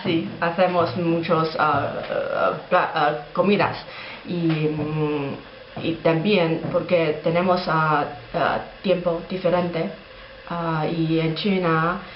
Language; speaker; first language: Spanish; non-native, learner; Chinese